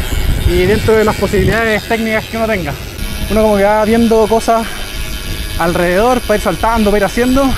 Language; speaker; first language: Spanish; native; Spanish